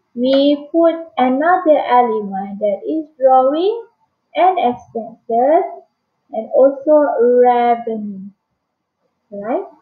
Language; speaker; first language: English; non-native, local second language; Malay